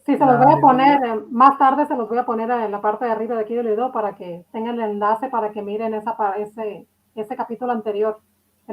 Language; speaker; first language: Spanish; native; Spanish